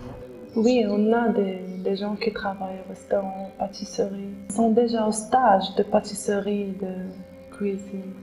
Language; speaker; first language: French; non-native, local second language; Arabic